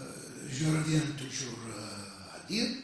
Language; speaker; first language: French; early bilingual, other home language; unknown